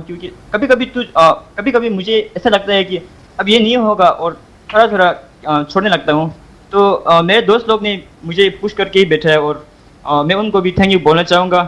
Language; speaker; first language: Hindi; non-native, local second language; Tibetan